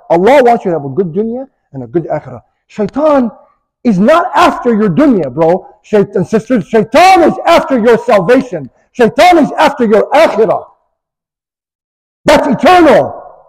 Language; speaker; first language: English; native; English